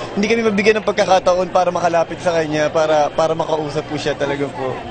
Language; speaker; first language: Filipino; native; Filipino